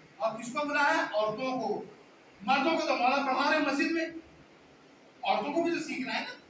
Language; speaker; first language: Urdu; native; Urdu